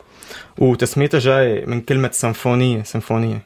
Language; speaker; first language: German; non-native, learner; Arabic